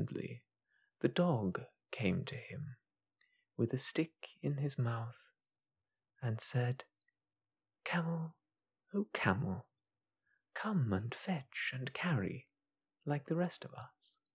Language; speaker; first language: English; native; English